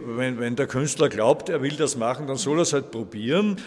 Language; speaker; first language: German; native; German